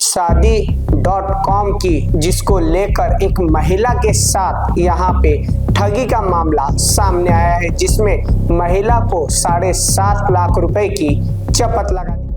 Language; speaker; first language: Hindi; non-native, local second language; Marathi